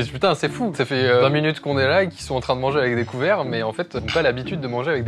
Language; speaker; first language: French; native; French